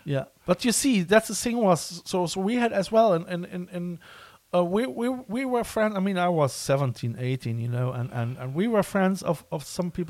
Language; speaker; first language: English; non-native, fluent; German